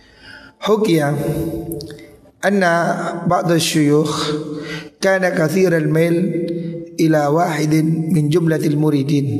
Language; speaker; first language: Arabic; non-native, fluent; Javanese